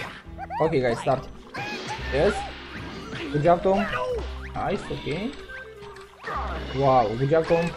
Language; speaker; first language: English; non-native, learner; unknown